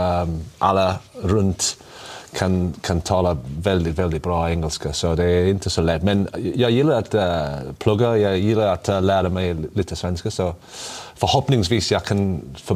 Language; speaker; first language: Swedish; non-native, learner; English